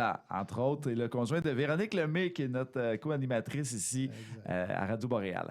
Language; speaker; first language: French; native; French